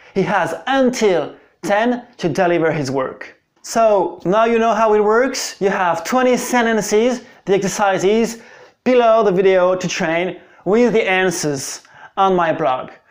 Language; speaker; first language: English; non-native, fluent; French